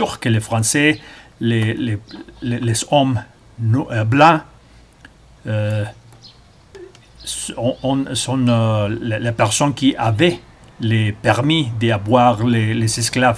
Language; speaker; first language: French; non-native, learner; Spanish